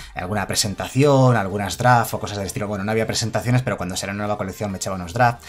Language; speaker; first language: Spanish; native; Spanish